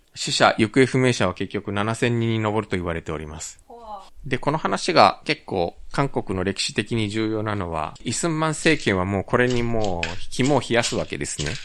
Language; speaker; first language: Japanese; native; Japanese